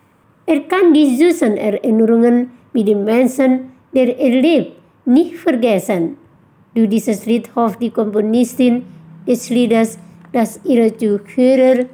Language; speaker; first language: German; non-native, fluent; Indonesian